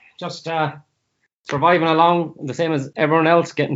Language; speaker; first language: English; native; English